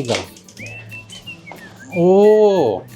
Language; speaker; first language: Filipino; non-native, fluent; Korean